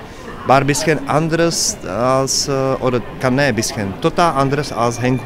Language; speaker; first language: German; non-native, learner; Czech